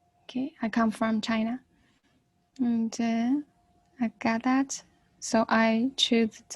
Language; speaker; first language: English; non-native, learner; Chinese